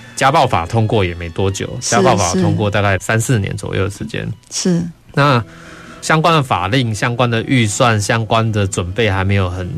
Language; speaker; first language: Chinese; non-native, fluent; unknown